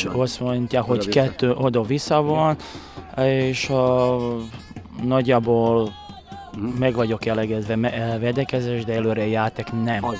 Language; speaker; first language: Hungarian; non-native, learner; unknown